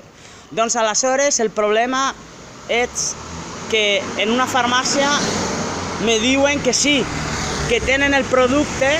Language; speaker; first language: Catalan; non-native, fluent; French